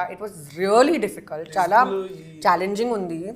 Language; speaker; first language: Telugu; non-native, learner; Hindi